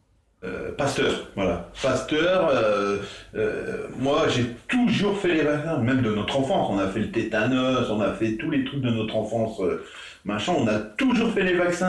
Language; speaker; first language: French; native; French